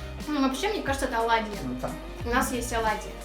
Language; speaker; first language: Russian; native; Russian